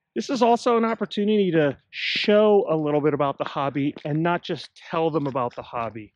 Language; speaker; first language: English; native; English